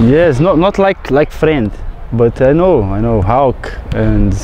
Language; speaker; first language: English; non-native, learner; Portuguese